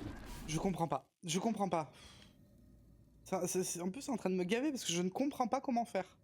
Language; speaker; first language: French; native; French